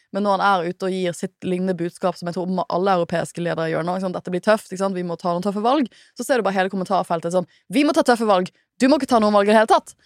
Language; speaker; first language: Norwegian; native; Norwegian